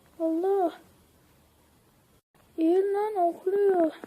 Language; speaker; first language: Turkish; native; Turkish